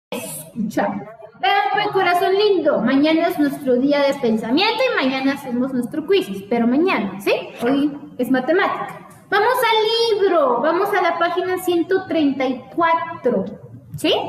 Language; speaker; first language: Spanish; native; Spanish